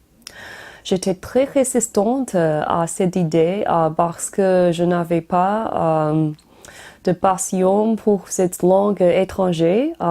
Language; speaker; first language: French; non-native, learner; Chinese